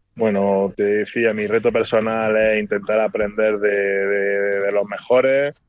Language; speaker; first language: Spanish; native; Spanish